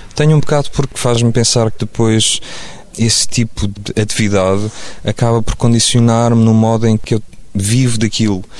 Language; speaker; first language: Portuguese; early bilingual, other home language; French